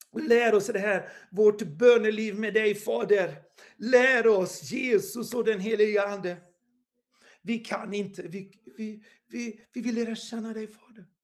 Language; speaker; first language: Swedish; non-native, fluent; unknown